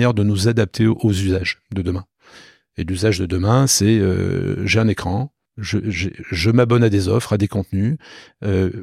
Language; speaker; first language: French; native; French